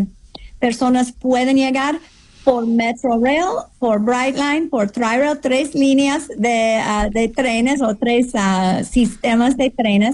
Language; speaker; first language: Spanish; non-native, fluent; English